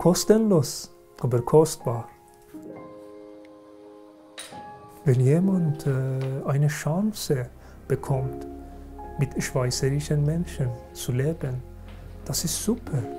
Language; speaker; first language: German; non-native, learner; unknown